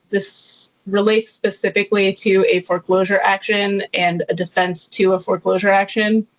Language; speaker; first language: English; native; English